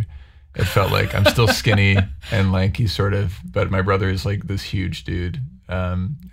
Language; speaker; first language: English; native; English